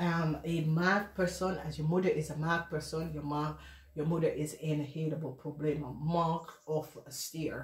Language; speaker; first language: Dutch; non-native, learner; English